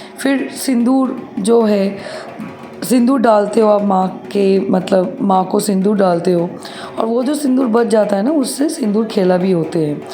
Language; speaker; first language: Hindi; non-native, local second language; Bangla